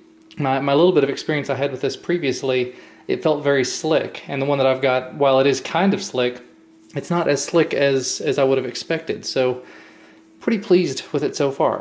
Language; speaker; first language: English; native; English